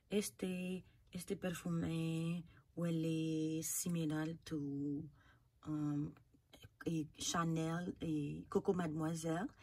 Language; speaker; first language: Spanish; non-native, fluent; Haitian Creole